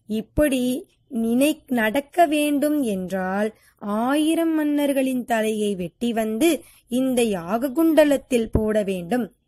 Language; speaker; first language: Tamil; native; Tamil